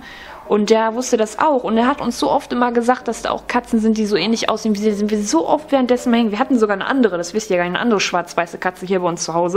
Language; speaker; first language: German; native; German